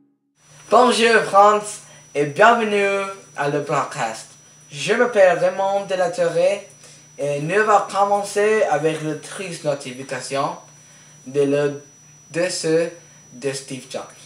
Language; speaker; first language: French; non-native, learner; Spanish